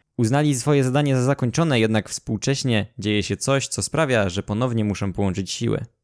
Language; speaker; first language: Polish; native; Polish